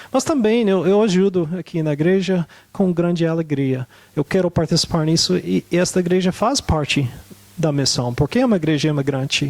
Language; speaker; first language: Portuguese; non-native, fluent; English